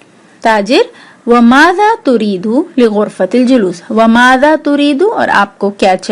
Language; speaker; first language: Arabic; non-native, fluent; Urdu